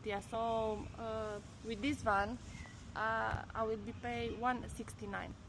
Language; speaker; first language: English; non-native, fluent; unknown